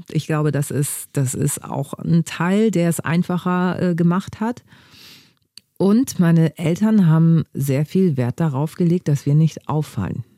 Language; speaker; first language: German; native; German